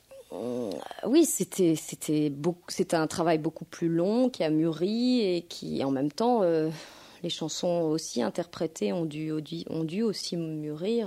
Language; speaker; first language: French; native; French